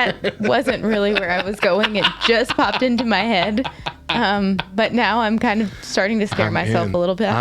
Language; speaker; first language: English; native; English